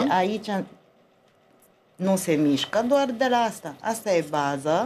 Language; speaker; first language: Romanian; non-native, learner; Japanese